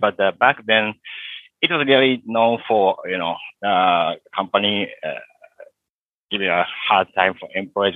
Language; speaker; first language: English; non-native, fluent; Japanese